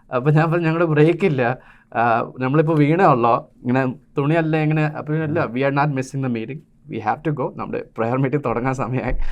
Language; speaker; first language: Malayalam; early bilingual, heritage; Malayalam